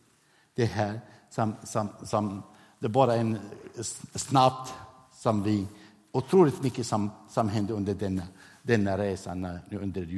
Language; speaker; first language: Swedish; non-native, fluent; Arabic